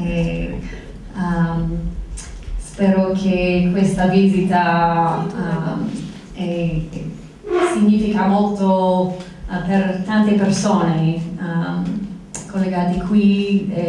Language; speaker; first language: Italian; non-native, fluent; English